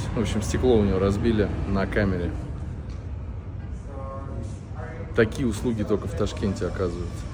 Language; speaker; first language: Russian; native; Russian